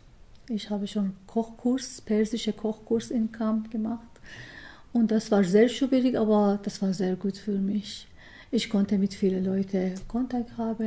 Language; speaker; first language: German; non-native, learner; Persian